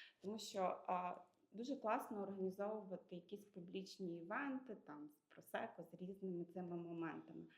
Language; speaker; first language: Ukrainian; native; Ukrainian